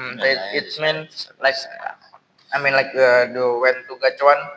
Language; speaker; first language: English; non-native, learner; Indonesian